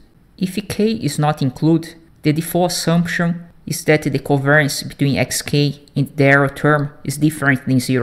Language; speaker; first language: English; non-native, fluent; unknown